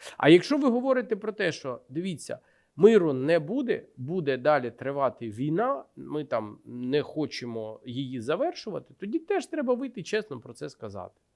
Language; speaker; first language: Ukrainian; non-native, local second language; Russian